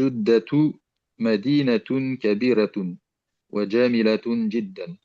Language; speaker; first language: Arabic; non-native, learner; French